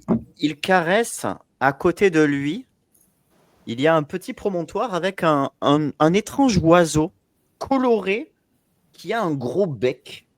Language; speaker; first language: French; native; French